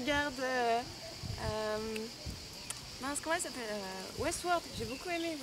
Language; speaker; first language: French; native; French